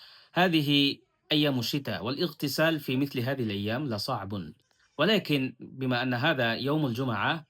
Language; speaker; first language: Arabic; non-native, fluent; Bangla